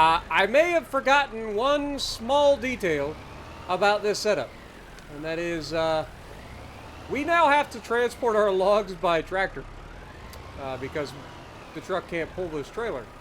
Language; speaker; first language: English; native; English